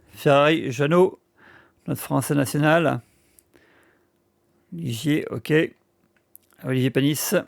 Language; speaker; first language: French; native; French